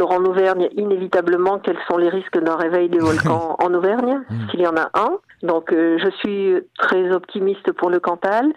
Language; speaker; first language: French; native; French